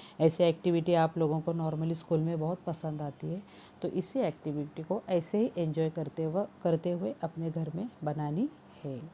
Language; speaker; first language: Hindi; non-native, local second language; Marathi